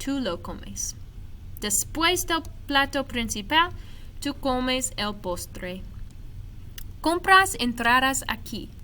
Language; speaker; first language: Spanish; non-native, fluent; English